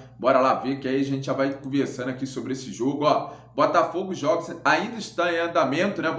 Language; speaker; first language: Portuguese; native; Portuguese